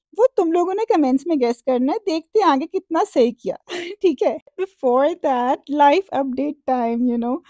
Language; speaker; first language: Hindi; native; Hindi